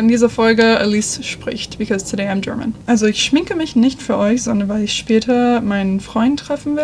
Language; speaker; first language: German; non-native, learner; English